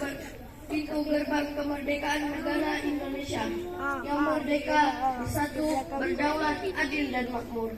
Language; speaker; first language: Indonesian; native; Indonesian